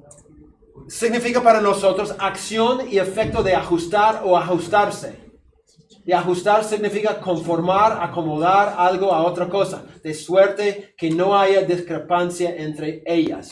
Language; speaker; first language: Spanish; non-native, fluent; English